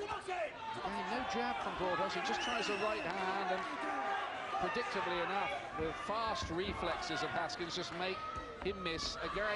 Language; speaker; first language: English; native; English